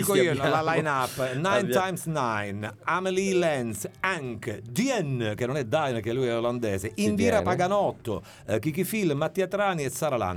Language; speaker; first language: Italian; native; Italian